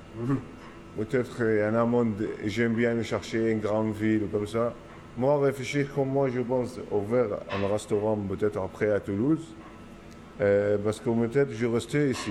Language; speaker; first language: French; non-native, learner; Arabic